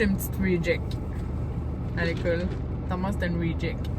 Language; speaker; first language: French; native; French